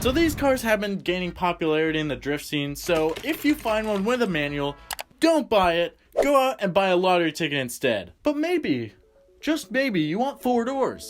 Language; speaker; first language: English; native; English